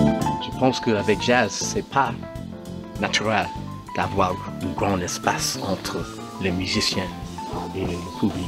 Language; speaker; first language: French; non-native, learner; English